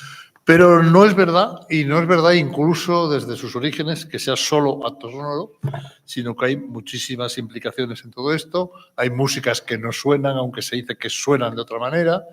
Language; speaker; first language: Spanish; native; Spanish